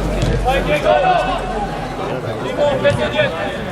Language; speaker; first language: Italian; native; Italian